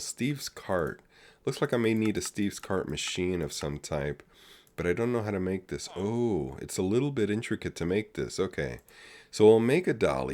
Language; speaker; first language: English; native; English